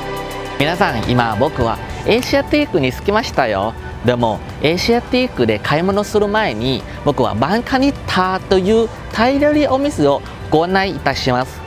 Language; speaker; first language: Japanese; non-native, learner; Thai